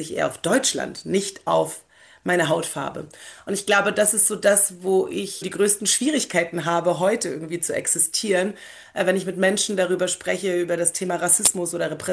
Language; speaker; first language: German; early bilingual, other home language; Polish